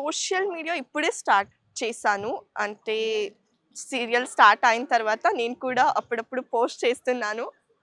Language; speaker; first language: Telugu; non-native, learner; Kannada